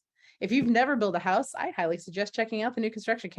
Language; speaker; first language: English; native; English